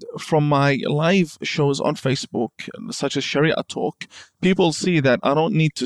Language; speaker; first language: English; native; English